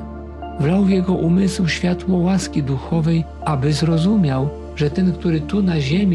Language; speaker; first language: Polish; native; Polish